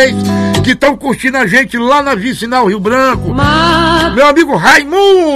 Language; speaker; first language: Portuguese; native; Portuguese